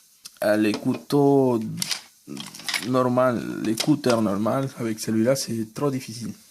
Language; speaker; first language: French; non-native, fluent; Spanish